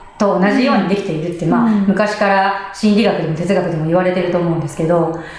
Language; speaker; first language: Japanese; native; Japanese